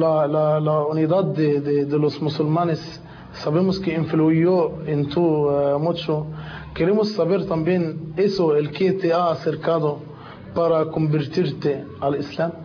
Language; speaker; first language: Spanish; non-native, learner; Arabic